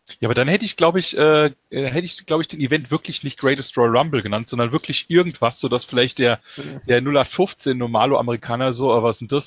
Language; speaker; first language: German; native; German